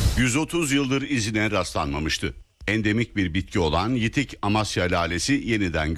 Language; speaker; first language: Turkish; native; Turkish